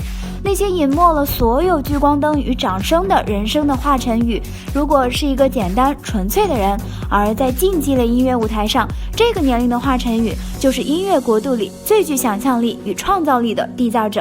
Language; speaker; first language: Chinese; native; Chinese